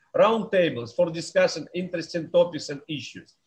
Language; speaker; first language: English; non-native, fluent; Russian